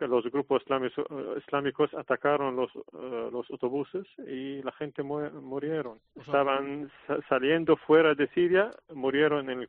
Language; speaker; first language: Spanish; non-native, learner; Arabic